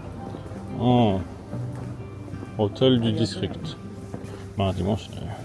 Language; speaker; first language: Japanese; non-native, learner; French